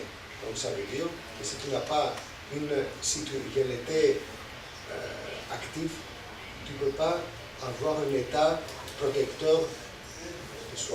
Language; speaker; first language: French; non-native, fluent; Greek